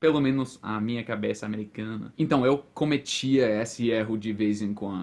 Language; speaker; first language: Portuguese; non-native, fluent; English